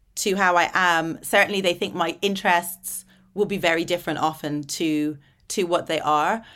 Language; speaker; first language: English; native; English